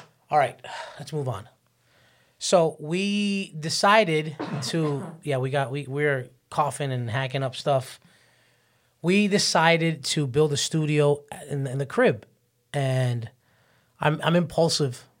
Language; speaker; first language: English; early bilingual, other home language; Spanish